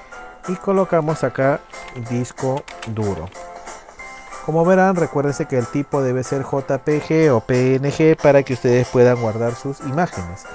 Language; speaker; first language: Spanish; native; Spanish